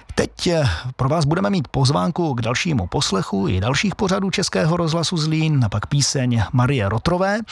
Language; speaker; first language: Czech; native; Czech